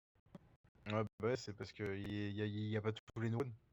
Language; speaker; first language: French; native; French